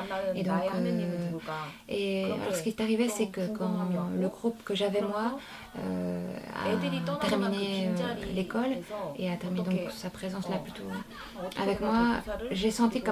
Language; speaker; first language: French; non-native, fluent; Korean